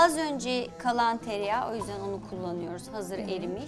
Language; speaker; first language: Turkish; native; Turkish